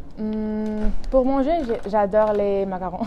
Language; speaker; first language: French; non-native, learner; Spanish